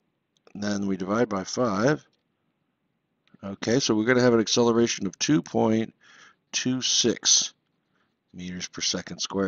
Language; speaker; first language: English; native; English